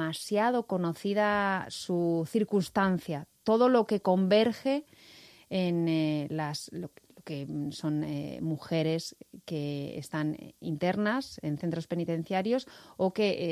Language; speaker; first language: Spanish; native; Spanish